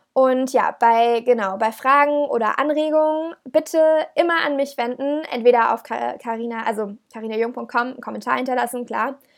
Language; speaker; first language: German; native; German